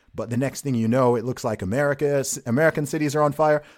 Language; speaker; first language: English; native; English